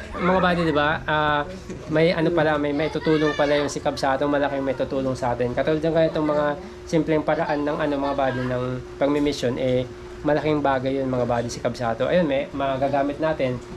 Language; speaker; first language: Filipino; native; Filipino